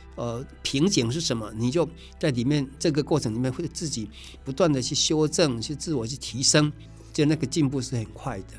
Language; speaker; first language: Chinese; non-native, local second language; Min Nan Chinese